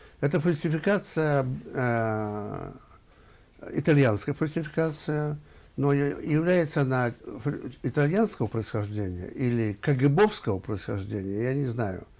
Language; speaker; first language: Russian; native; Russian